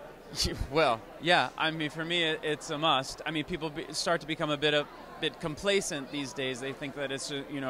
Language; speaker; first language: English; native; English